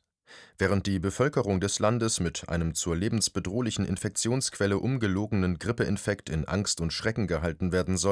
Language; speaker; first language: German; native; German